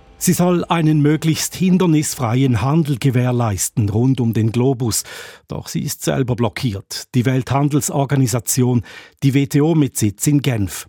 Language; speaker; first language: German; native; German